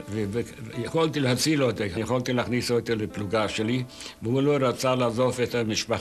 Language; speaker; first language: Hebrew; non-native, fluent; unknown